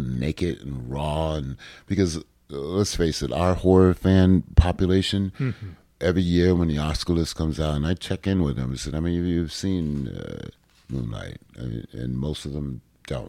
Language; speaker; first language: English; native; English